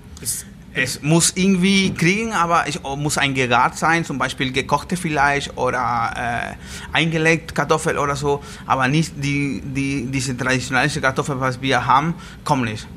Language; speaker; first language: German; non-native, learner; Spanish